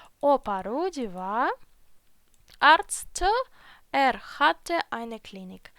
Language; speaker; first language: German; non-native, fluent; Ukrainian